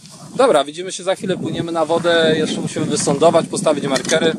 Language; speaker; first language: Polish; native; Polish